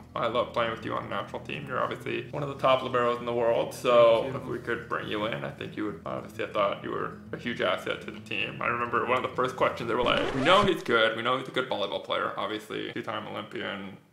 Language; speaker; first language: English; native; English